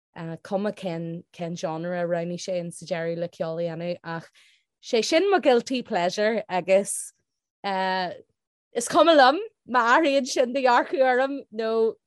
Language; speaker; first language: Irish; non-native, local second language; English